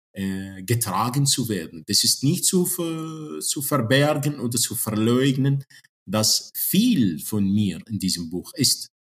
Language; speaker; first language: German; non-native, fluent; Arabic